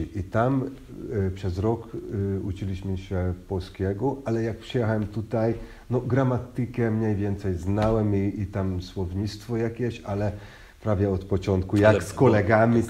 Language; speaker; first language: Polish; non-native, fluent; Hungarian